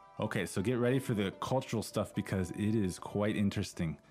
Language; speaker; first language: English; native; English